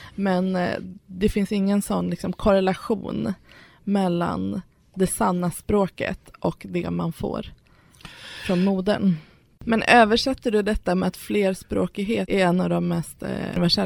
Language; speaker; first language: Swedish; early bilingual, other home language; Persian